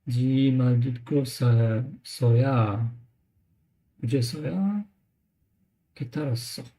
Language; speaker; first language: Korean; non-native, learner; English